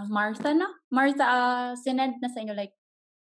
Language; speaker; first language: English; non-native, local second language; Cebuano